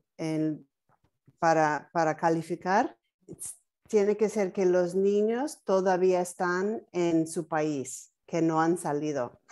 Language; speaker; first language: Spanish; non-native, fluent; English